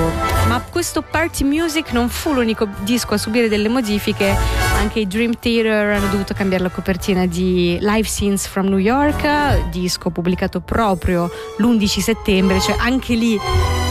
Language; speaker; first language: Italian; native; Italian